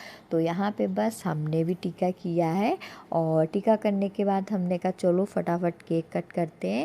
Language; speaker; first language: Hindi; native; Hindi